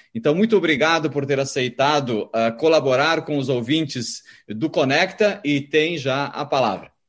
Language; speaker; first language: Portuguese; native; Portuguese